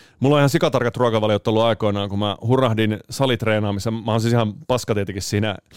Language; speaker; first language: Finnish; early bilingual, heritage; Finnish